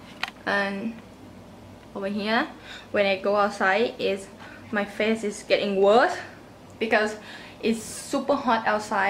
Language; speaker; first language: English; non-native, learner; Thai